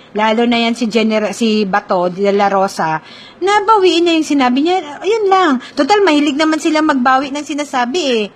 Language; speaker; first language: Filipino; non-native, local second language; Cebuano